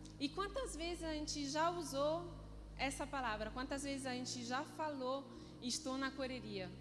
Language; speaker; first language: Portuguese; non-native, fluent; Italian